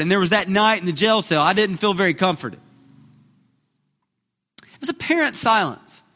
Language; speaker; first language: English; native; English